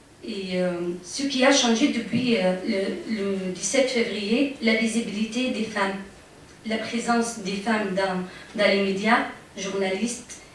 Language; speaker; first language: French; non-native, fluent; Arabic